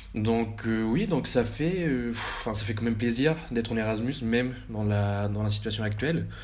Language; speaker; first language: French; early bilingual, heritage; Spanish